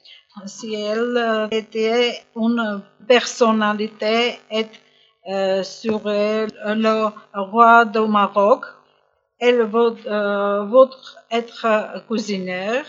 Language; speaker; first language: French; non-native, learner; Arabic